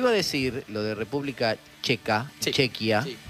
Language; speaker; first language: Spanish; native; Spanish